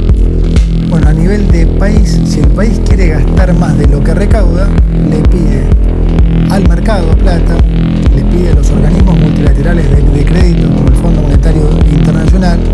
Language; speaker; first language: Spanish; native; Spanish